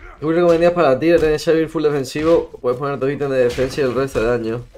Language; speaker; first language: Spanish; native; Spanish